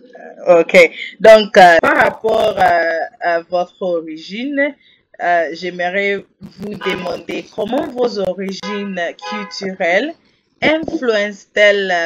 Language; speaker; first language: French; non-native, fluent; English